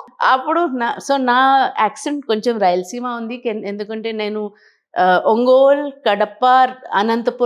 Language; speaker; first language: Telugu; non-native, learner; Hindi